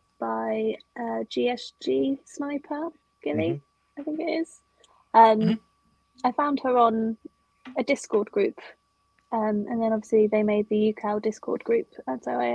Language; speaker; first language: English; native; English